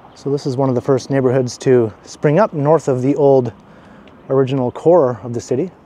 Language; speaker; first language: English; native; English